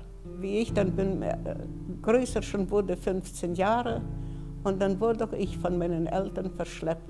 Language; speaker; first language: German; early bilingual, heritage; German